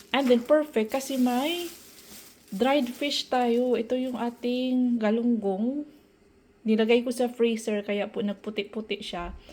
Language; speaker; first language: Filipino; non-native, local second language; Cebuano